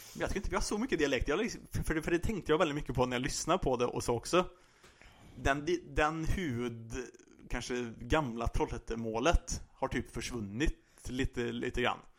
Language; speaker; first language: Swedish; native; Swedish